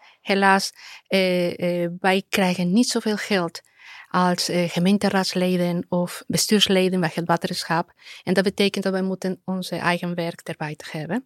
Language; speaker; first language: Dutch; non-native, fluent; Spanish